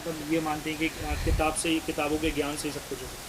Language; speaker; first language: Hindi; native; Hindi